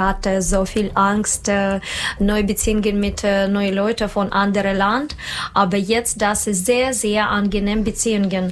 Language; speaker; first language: German; non-native, learner; Russian